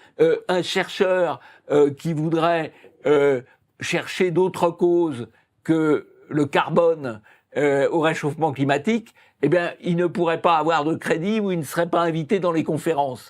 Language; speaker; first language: French; native; French